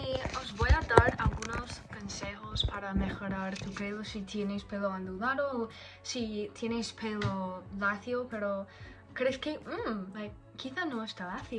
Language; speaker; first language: Spanish; non-native, learner; English